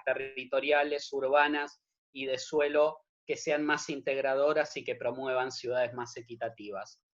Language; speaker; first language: Spanish; native; Spanish